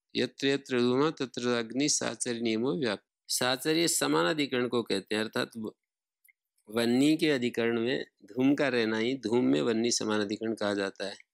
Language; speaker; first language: Hindi; native; Hindi